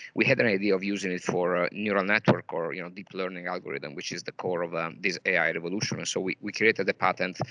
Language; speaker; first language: English; non-native, fluent; Italian